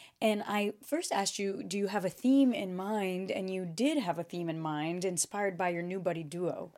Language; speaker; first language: English; early bilingual, other home language; Portuguese